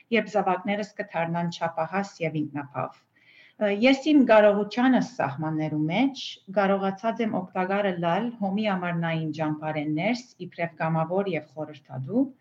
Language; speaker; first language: Armenian; early bilingual, heritage; Armenian